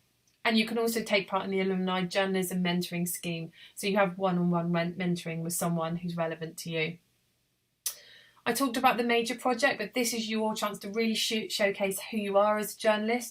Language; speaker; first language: English; native; English